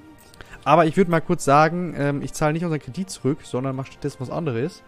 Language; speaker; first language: German; native; German